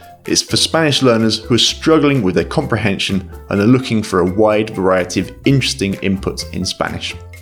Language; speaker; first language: English; native; English